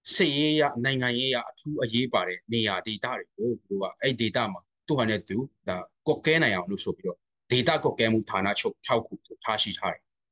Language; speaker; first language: Burmese; native; Burmese